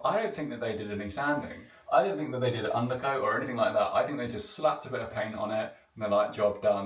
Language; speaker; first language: English; native; English